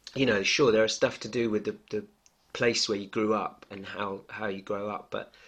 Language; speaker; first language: English; native; English